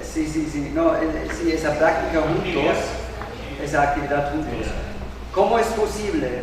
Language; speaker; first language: Spanish; non-native, learner; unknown